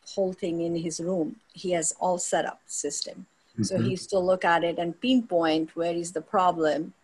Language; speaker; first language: English; non-native, local second language; Bangla